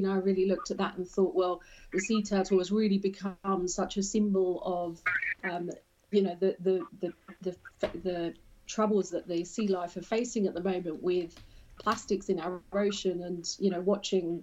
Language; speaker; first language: English; native; English